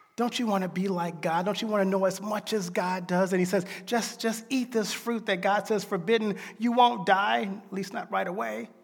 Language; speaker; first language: English; native; English